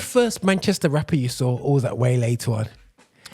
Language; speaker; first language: English; native; English